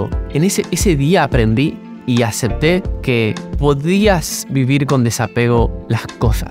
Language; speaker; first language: Spanish; native; Spanish